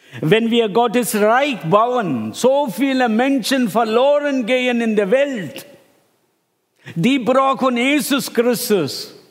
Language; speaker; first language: German; non-native, fluent; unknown